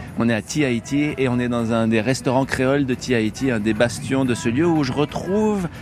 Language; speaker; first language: French; native; French